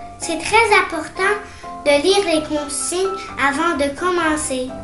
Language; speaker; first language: French; non-native, learner; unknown